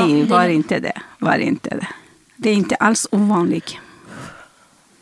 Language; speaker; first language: Swedish; non-native, fluent; Persian